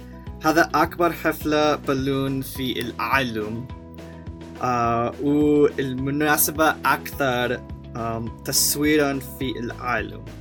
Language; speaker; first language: Arabic; non-native, learner; English